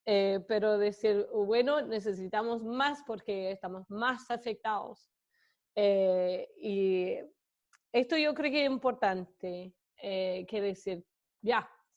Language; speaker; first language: Spanish; non-native, fluent; English